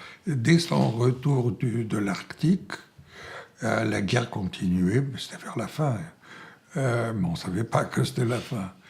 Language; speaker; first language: French; non-native, fluent; Bulgarian